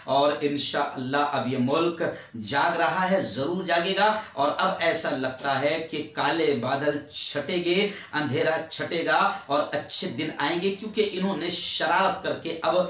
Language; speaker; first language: Urdu; native; Urdu